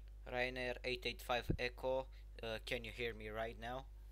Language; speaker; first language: English; non-native, fluent; Romanian